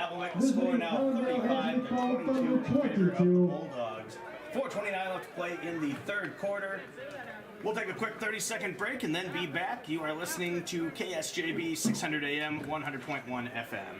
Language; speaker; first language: English; native; English